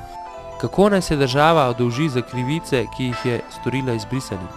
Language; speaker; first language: Slovenian; native; Slovenian